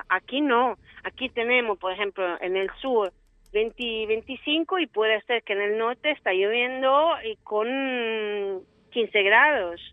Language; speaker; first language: Spanish; non-native, fluent; Italian